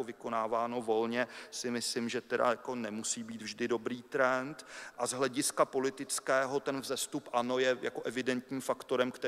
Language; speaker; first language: Czech; native; Czech